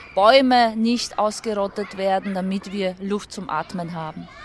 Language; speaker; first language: German; early bilingual, other home language; Polish